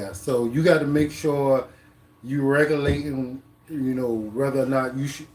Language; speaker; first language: English; native; English